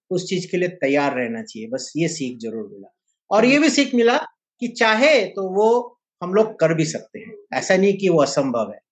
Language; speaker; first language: Hindi; native; Hindi